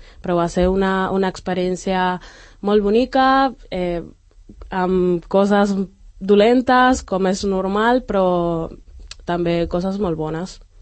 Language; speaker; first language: Catalan; non-native, local second language; Spanish